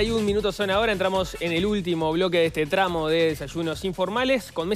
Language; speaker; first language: Spanish; native; Spanish